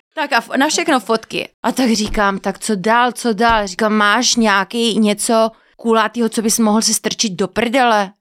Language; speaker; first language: Czech; non-native, fluent; Spanish